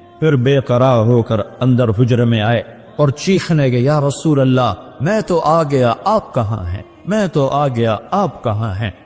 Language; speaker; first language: Urdu; non-native, local second language; Punjabi